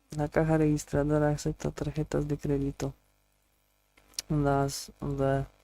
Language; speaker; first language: Spanish; non-native, learner; English